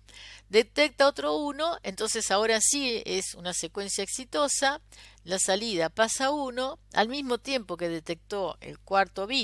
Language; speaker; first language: Spanish; native; Spanish